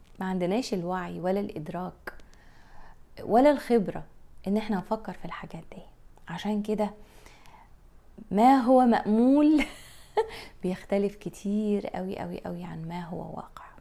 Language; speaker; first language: Arabic; native; Arabic